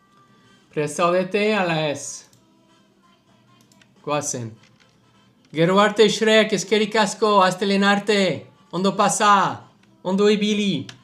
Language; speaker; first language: Basque; non-native, learner; English